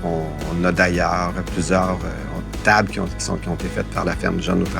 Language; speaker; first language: French; native; French